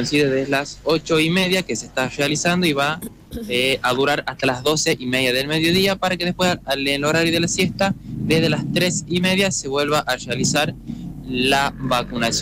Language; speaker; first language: Spanish; native; Spanish